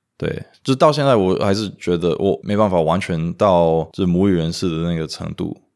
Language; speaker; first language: Chinese; non-native, fluent; Romanian